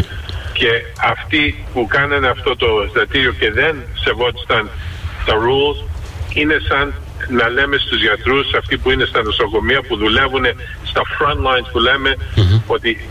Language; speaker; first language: Greek; early bilingual, heritage; Greek